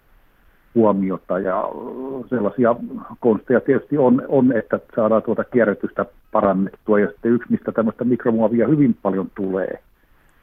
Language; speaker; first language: Finnish; native; Finnish